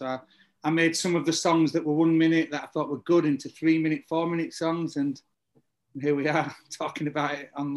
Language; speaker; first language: English; native; English